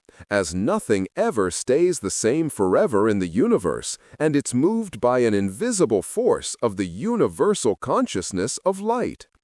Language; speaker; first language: English; non-native, fluent; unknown